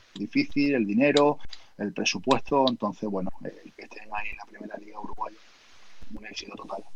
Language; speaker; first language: Spanish; native; Spanish